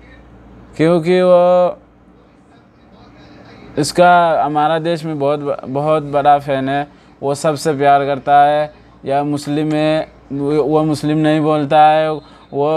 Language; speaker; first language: Hindi; non-native, fluent; Oromo